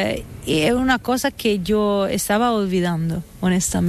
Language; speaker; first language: Spanish; non-native, fluent; Italian